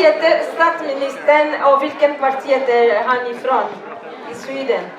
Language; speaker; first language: Swedish; non-native, learner; Swahili